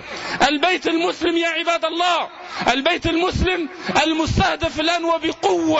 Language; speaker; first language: Arabic; native; Arabic